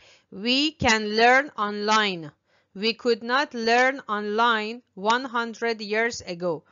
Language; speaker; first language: English; non-native, fluent; Persian